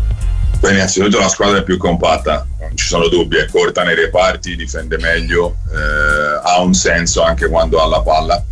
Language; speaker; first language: Italian; native; Italian